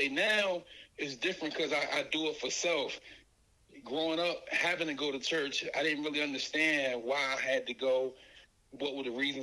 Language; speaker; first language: English; native; English